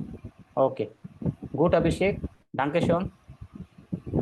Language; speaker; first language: German; non-native, fluent; Hindi